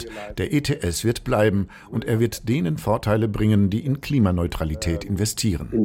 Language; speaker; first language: German; native; German